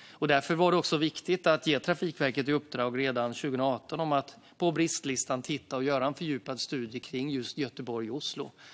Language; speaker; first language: Swedish; native; Swedish